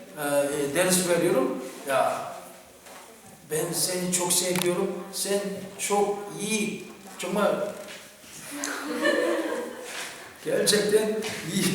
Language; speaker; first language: Turkish; non-native, fluent; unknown